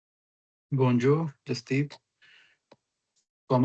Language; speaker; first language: French; non-native, learner; Punjabi